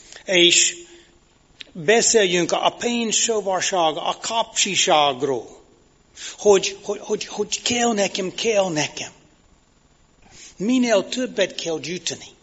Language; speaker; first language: Hungarian; non-native, fluent; English